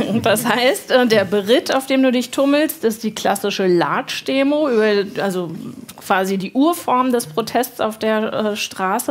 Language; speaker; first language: German; native; German